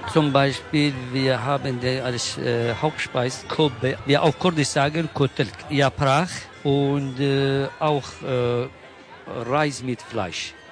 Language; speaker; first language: German; non-native, learner; Kurdish